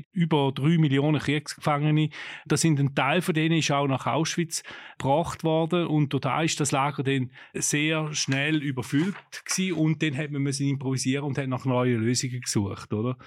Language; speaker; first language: German; native; German